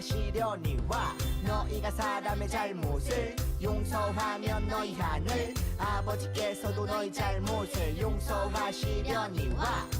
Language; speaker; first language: Korean; native; Korean